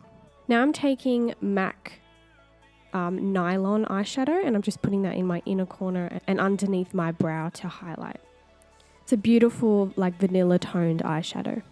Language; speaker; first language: English; native; English